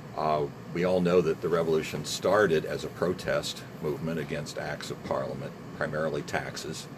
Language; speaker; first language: English; native; English